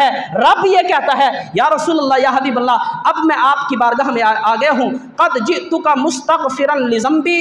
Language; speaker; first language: Urdu; native; Urdu